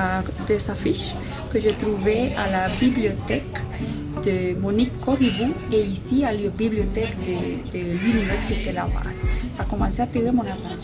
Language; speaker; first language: French; non-native, learner; Spanish